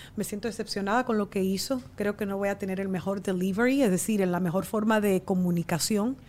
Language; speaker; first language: Spanish; native; Spanish